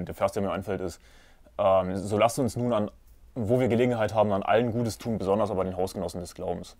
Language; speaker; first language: German; native; German